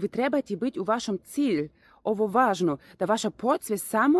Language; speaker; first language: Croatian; non-native, learner; Russian